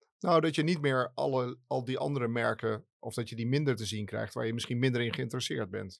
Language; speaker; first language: Dutch; native; Dutch